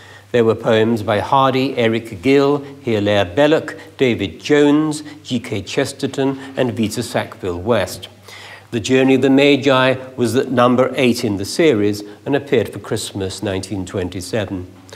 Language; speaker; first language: English; native; English